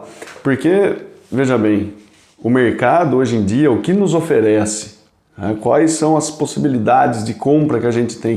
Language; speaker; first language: Portuguese; native; Portuguese